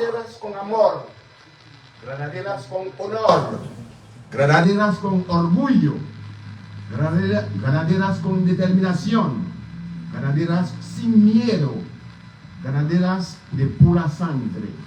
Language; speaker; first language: Spanish; non-native, fluent; Haitian Creole